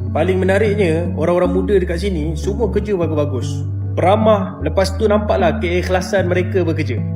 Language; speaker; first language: Malay; native; Malay